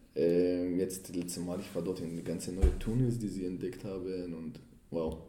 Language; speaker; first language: German; non-native, fluent; Hebrew